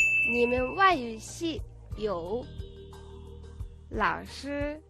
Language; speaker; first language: Chinese; non-native, fluent; Mongolian